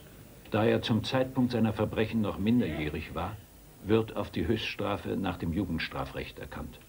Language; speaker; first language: German; native; German